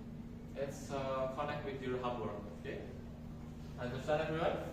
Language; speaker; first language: English; non-native, fluent; Indonesian